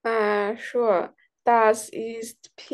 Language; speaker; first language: German; non-native, learner; English